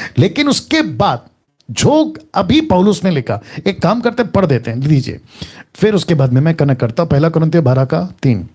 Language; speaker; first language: Hindi; native; Hindi